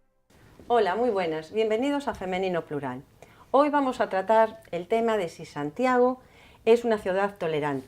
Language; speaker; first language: Spanish; native; Spanish